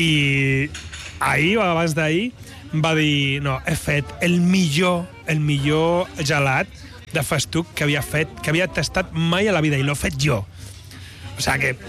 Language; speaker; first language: Catalan; non-native, local second language; Spanish